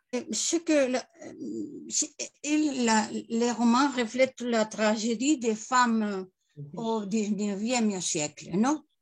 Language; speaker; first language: French; non-native, learner; Spanish